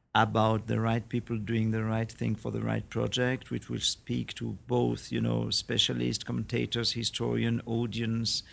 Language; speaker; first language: English; non-native, fluent; French